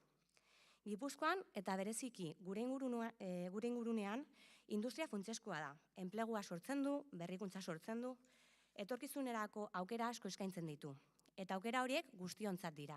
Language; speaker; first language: Basque; native; Basque